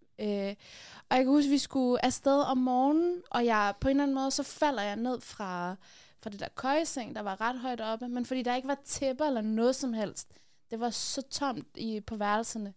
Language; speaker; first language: Danish; early bilingual, other home language; Persian